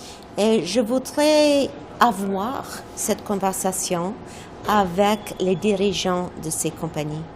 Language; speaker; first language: French; non-native, fluent; English